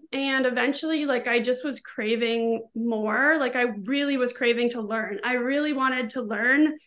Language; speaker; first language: English; native; English